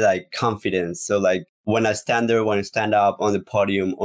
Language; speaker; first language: English; non-native, fluent; Spanish